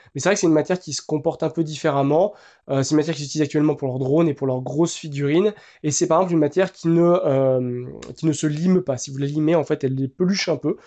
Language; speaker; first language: French; native; French